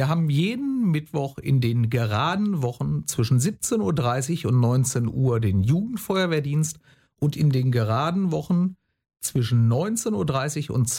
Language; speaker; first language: German; native; German